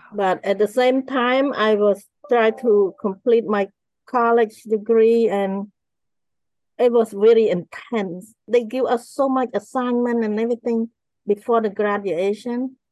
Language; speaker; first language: English; non-native, fluent; Khmer